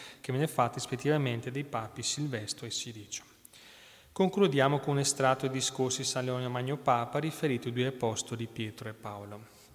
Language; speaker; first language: Italian; native; Italian